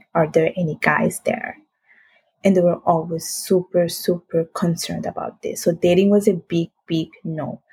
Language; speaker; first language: English; non-native, fluent; Italian